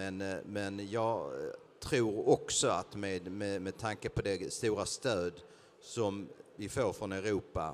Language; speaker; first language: Swedish; native; Swedish